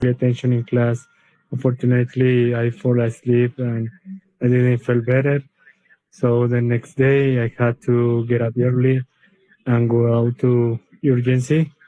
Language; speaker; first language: English; non-native, fluent; Spanish